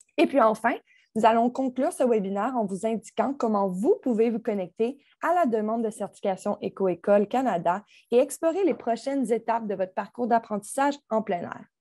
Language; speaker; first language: French; native; French